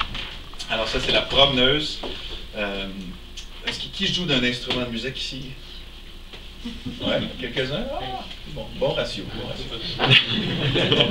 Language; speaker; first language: French; native; French